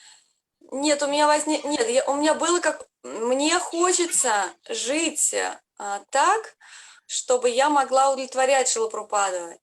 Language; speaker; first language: Russian; native; Russian